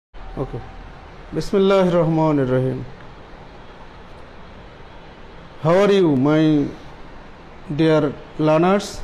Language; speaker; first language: English; non-native, local second language; Bangla